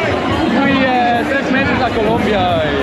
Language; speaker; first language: Portuguese; non-native, learner; Swiss German